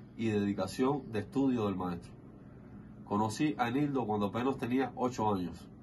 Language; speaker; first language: Spanish; native; Spanish